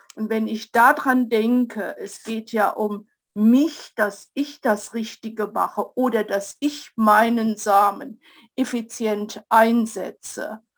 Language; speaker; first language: German; native; German